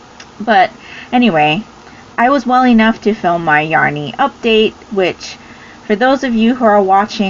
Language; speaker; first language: English; native; English